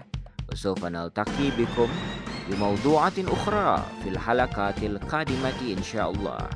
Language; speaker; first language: Arabic; non-native, fluent; Indonesian